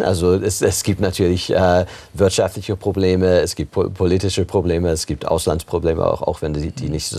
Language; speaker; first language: German; non-native, fluent; English